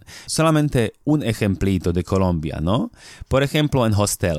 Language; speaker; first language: Spanish; non-native, fluent; Slovak